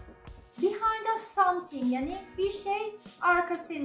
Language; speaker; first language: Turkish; non-native, learner; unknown